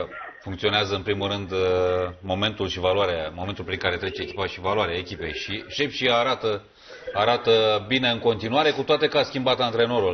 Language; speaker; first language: Romanian; native; Romanian